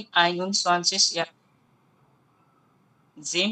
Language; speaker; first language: German; non-native, learner; Bangla